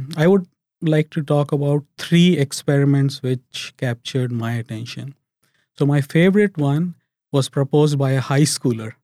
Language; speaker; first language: English; non-native, local second language; Hindi